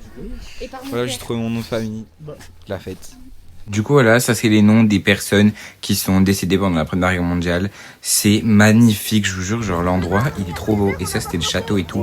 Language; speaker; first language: French; native; French